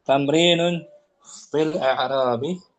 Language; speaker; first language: Arabic; non-native, fluent; Indonesian